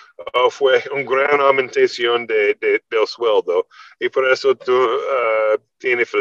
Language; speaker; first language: Spanish; non-native, learner; English